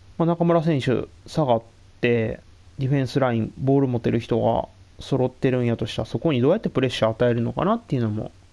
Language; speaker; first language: Japanese; native; Japanese